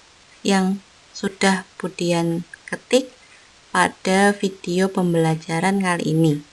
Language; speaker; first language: Indonesian; non-native, local second language; Javanese